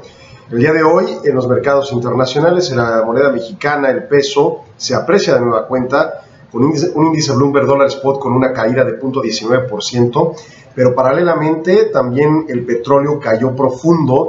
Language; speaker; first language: Spanish; native; Spanish